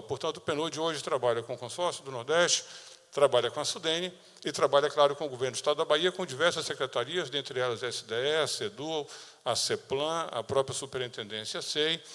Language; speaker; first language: Portuguese; native; Portuguese